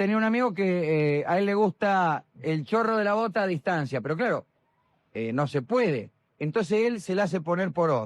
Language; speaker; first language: Spanish; native; Spanish